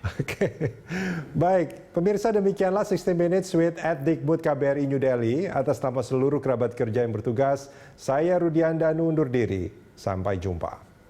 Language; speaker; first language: Indonesian; native; Indonesian